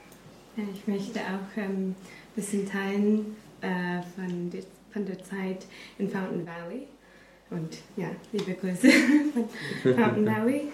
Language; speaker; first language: German; non-native, fluent; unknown